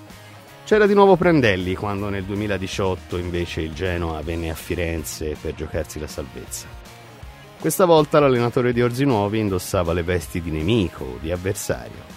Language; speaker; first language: Italian; native; Italian